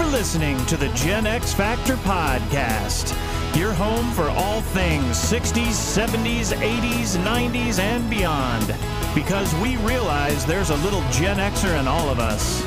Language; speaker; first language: English; native; English